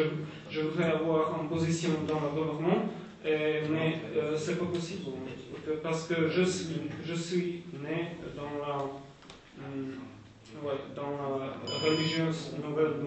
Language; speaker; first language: French; non-native, learner; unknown